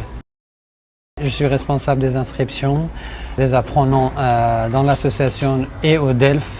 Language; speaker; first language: French; non-native, fluent; Persian